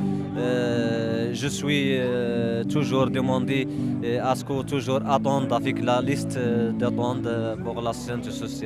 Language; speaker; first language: French; non-native, learner; Arabic